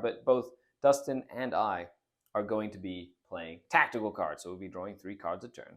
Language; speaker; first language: English; native; English